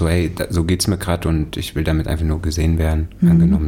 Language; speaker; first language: German; native; German